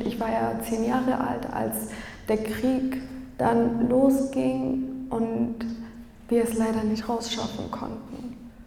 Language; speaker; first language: German; early bilingual, other home language; Kurdish